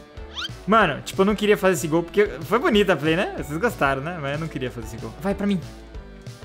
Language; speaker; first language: Portuguese; native; Portuguese